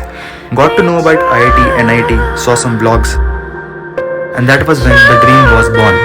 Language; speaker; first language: English; non-native, local second language; Hindi